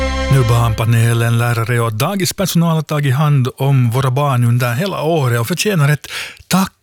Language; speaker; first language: Swedish; native; Swedish